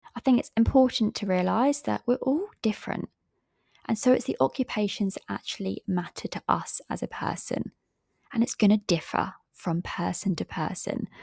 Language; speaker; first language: English; native; English